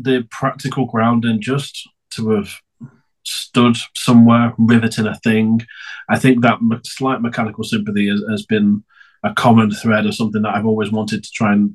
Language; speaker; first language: English; native; English